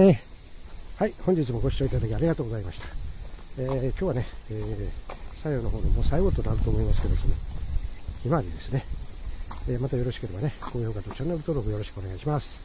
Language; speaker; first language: Japanese; native; Japanese